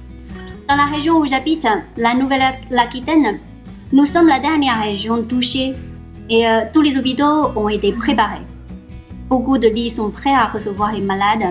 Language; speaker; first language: French; non-native, fluent; Chinese